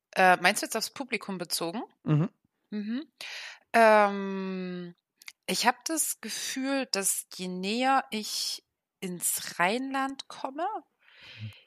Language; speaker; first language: German; native; German